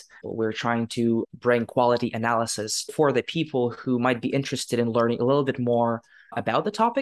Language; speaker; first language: English; non-native, fluent; Ukrainian